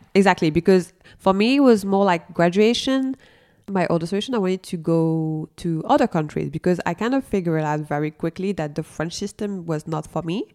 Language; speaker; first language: English; non-native, fluent; French